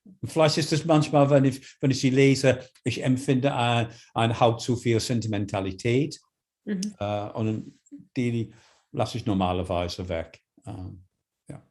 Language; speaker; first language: German; non-native, fluent; English